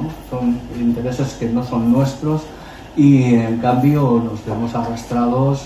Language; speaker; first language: Spanish; native; Spanish